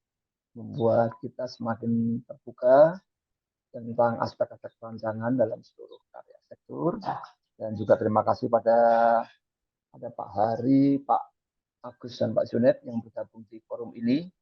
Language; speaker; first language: Indonesian; native; Indonesian